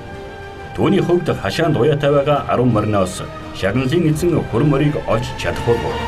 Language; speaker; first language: Mongolian; native; Mongolian